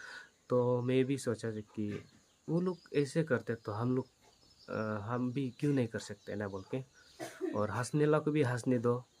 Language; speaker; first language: Hindi; non-native, local second language; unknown